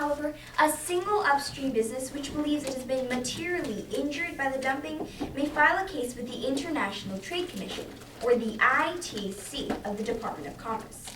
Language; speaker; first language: English; native; English